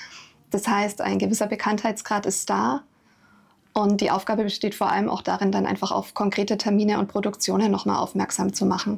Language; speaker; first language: German; native; German